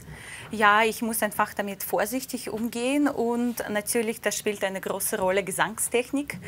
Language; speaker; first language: German; non-native, fluent; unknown